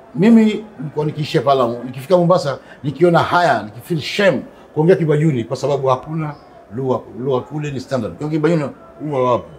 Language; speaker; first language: Swahili; non-native, local second language; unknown